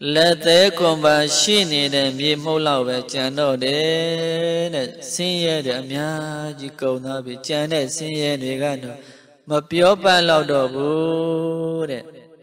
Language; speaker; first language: Burmese; non-native, local second language; Mon